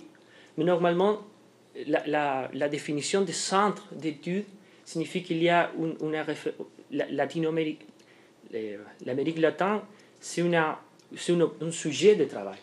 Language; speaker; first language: French; non-native, fluent; Spanish